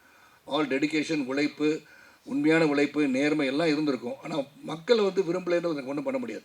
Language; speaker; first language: Tamil; native; Tamil